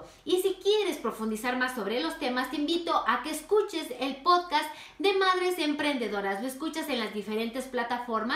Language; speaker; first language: Spanish; native; Spanish